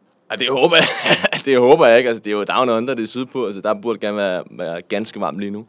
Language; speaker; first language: Danish; native; Danish